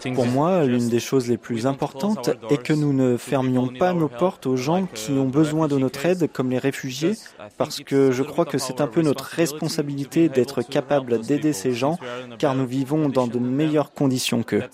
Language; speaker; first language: French; non-native, fluent; Portuguese